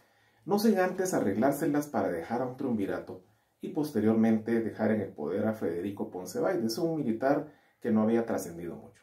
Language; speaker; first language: Spanish; native; Spanish